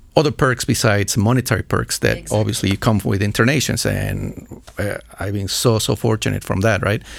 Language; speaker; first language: English; non-native, fluent; Spanish